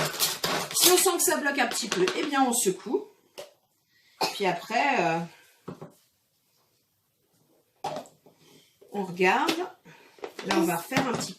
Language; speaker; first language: French; native; French